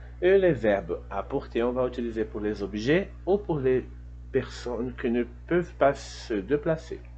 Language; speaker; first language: French; non-native, fluent; Portuguese